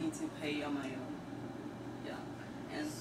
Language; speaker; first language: English; non-native, learner; Chinese